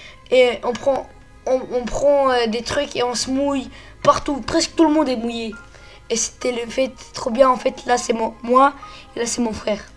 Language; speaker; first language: French; early bilingual, other home language; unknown